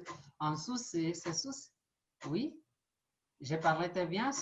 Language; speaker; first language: French; non-native, learner; Portuguese